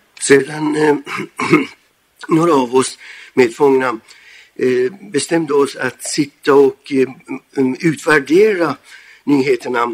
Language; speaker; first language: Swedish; non-native, fluent; Persian